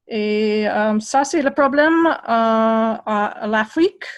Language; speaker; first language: French; non-native, fluent; English